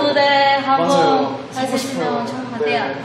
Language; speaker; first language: Korean; non-native, learner; Japanese